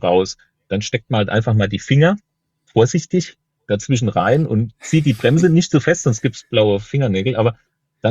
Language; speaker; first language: German; native; German